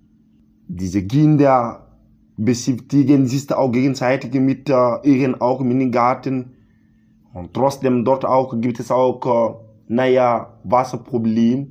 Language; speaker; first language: German; non-native, learner; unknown